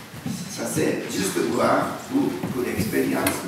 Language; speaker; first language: French; non-native, learner; Japanese